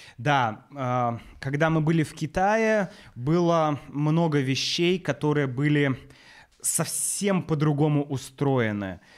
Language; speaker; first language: Russian; native; Russian